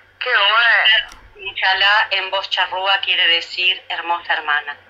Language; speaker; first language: Spanish; native; Spanish